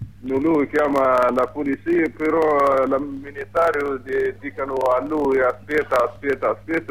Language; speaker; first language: Italian; non-native, learner; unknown